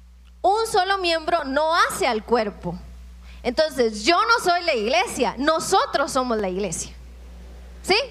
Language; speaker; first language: Spanish; native; Spanish